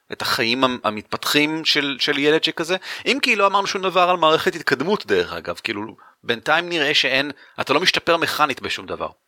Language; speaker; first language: Hebrew; native; Hebrew